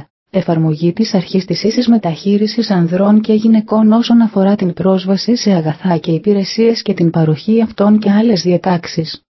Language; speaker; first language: Greek; native; Greek